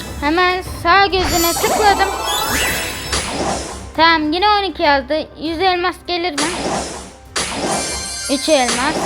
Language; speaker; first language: Turkish; native; Turkish